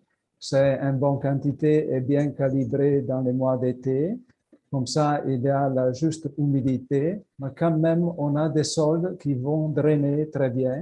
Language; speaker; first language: French; non-native, fluent; Italian